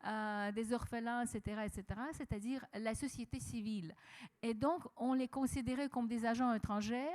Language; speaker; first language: French; non-native, fluent; Russian